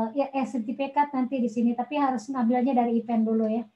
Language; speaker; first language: Indonesian; non-native, local second language; Sundanese